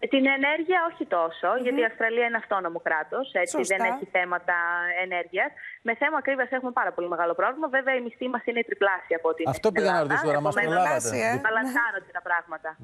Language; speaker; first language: Greek; native; Greek